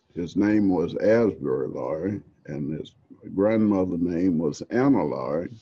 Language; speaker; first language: English; native; English